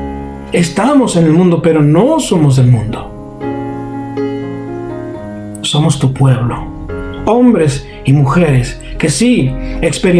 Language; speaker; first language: Spanish; native; Spanish